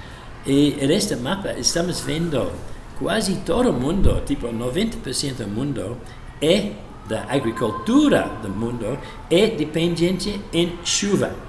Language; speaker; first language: Portuguese; non-native, fluent; English